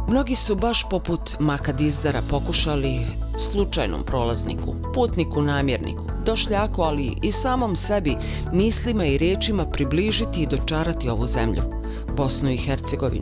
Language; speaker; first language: Bosnian; native; Bosnian